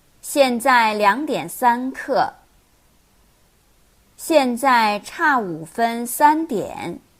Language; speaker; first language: Chinese; non-native, fluent; Korean